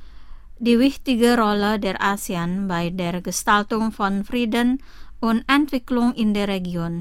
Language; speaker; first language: German; non-native, fluent; Indonesian